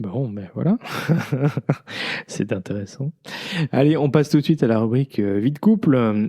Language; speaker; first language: French; native; French